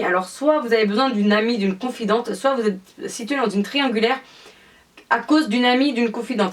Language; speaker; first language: French; native; French